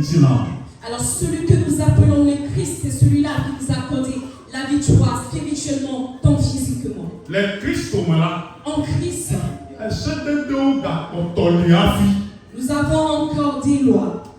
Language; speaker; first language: French; non-native, local second language; Ewe